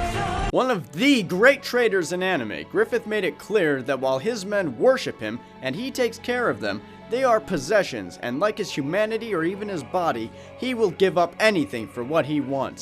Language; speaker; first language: English; native; English